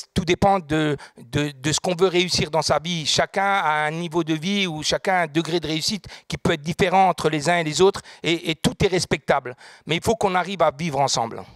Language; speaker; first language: French; native; French